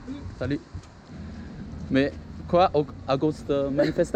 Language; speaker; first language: French; non-native, learner; Chinese